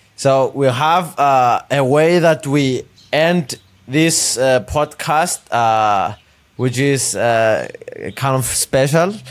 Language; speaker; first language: English; non-native, fluent; Greek